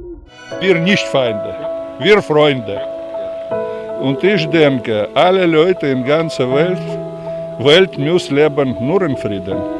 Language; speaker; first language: German; non-native, learner; Russian